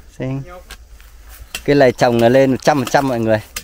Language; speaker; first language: Vietnamese; native; Vietnamese